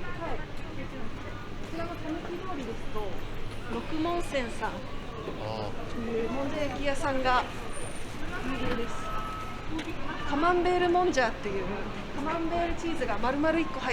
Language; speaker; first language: Japanese; native; Japanese